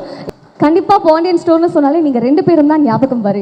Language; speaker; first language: Tamil; native; Tamil